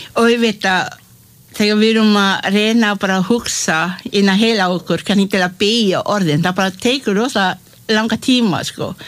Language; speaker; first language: Icelandic; non-native, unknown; Malay